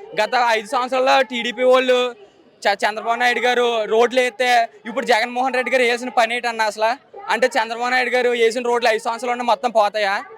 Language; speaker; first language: Telugu; native; Telugu